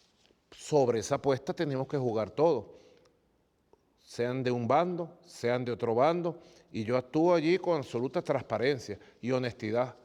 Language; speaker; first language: Spanish; native; Spanish